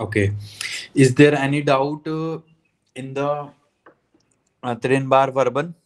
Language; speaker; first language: English; non-native, local second language; Hindi